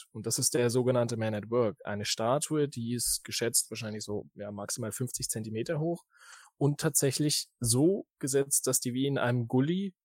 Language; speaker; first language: German; native; German